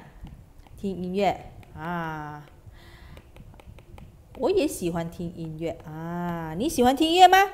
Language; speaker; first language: Chinese; non-native, fluent; Malay